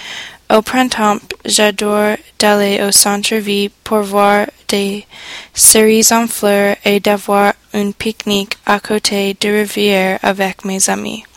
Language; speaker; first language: French; non-native, learner; English